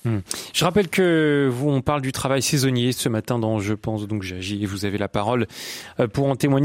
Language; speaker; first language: French; native; French